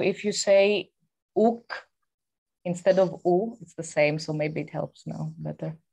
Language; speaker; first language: English; non-native, fluent; Greek